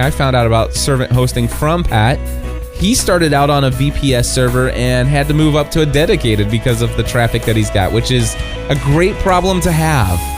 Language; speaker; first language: English; native; English